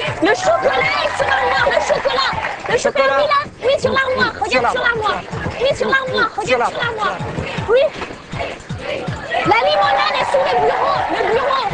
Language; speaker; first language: French; non-native, learner; English